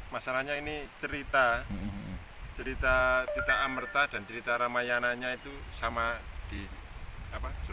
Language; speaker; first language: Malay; non-native, local second language; Javanese